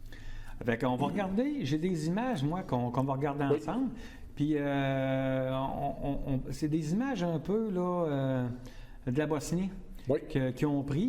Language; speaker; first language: French; native; French